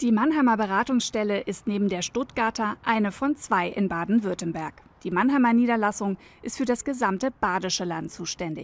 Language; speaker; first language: German; native; German